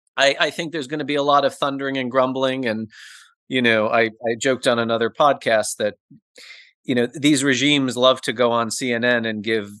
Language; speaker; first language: English; native; English